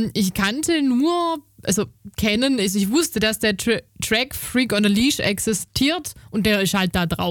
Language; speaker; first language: German; native; German